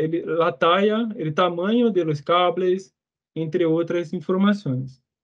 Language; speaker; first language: Spanish; non-native, fluent; Portuguese